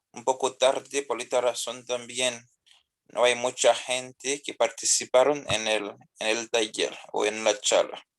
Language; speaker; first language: Spanish; non-native, fluent; Haitian Creole